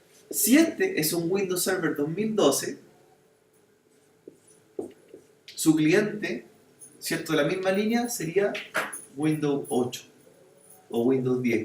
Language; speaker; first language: Spanish; native; Spanish